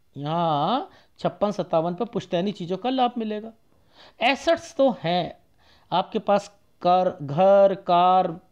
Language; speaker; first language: Hindi; native; Hindi